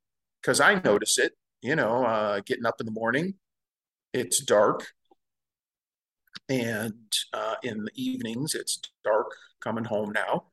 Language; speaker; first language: English; native; English